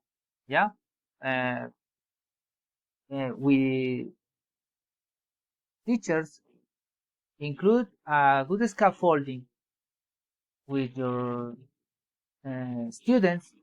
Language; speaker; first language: English; non-native, learner; Spanish